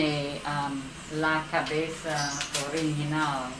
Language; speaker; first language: Spanish; non-native, learner; English